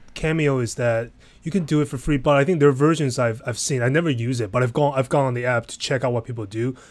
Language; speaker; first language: English; native; English